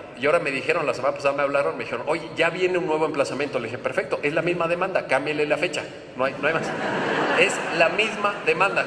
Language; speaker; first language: Spanish; native; Spanish